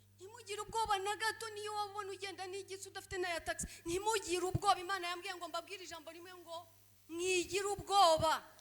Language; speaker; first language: Kinyarwanda; early bilingual, heritage; Kinyarwanda